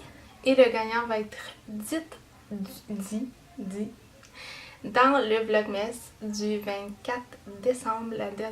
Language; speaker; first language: French; native; French